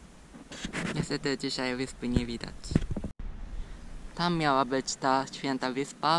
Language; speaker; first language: Polish; non-native, fluent; Japanese